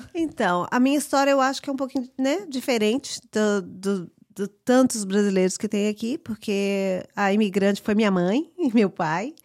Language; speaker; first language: Portuguese; early bilingual, heritage; English